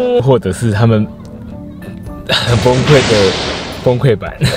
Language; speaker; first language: Chinese; native; Chinese